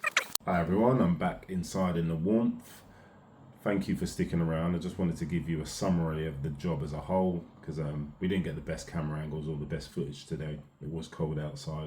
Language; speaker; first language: English; native; English